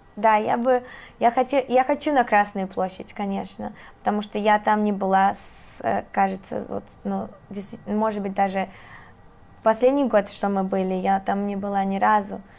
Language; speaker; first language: Russian; early bilingual, other home language; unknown